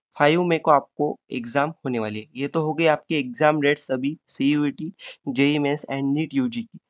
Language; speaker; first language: Hindi; non-native, local second language; Marathi